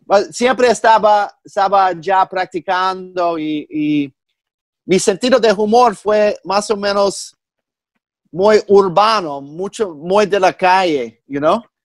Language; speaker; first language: Spanish; non-native, fluent; English